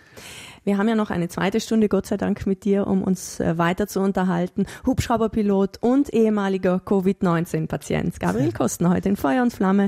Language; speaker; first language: German; native; German